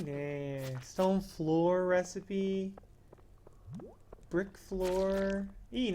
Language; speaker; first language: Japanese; non-native, fluent; English